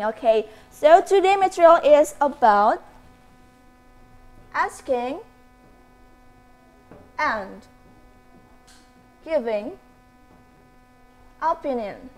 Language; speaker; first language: English; non-native, learner; Indonesian